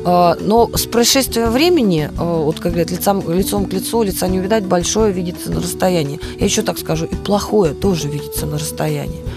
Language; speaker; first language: Russian; native; Russian